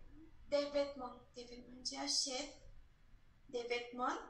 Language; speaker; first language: French; non-native, learner; Spanish